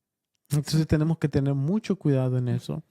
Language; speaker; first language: Spanish; early bilingual, heritage; Spanish